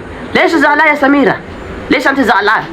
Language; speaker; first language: Arabic; non-native, learner; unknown